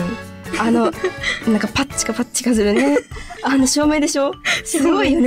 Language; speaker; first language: Japanese; native; Japanese